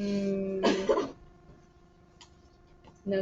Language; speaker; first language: Spanish; non-native, learner; English